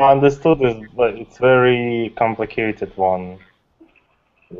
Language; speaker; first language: English; non-native, learner; Russian